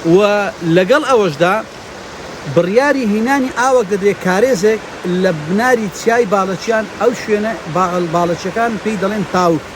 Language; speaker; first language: Central Kurdish; native; Central Kurdish